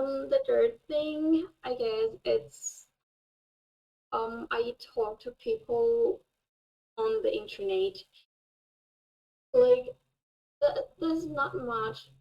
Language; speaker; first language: English; non-native, fluent; Thai